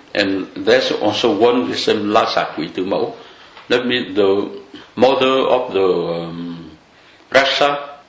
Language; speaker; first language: English; non-native, fluent; Vietnamese